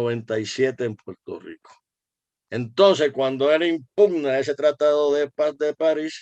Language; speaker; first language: Spanish; native; Spanish